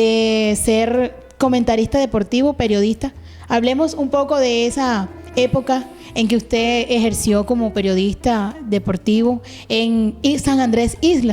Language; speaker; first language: Spanish; native; Spanish